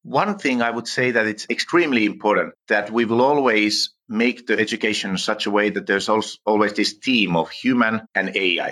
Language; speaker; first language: English; non-native, fluent; Finnish